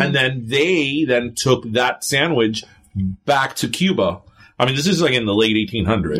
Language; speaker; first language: English; early bilingual, other home language; Spanish